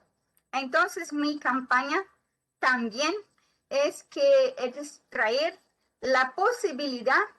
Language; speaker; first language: Spanish; non-native, learner; Portuguese